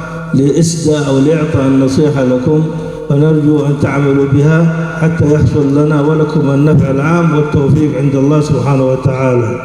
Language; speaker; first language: Arabic; native; Arabic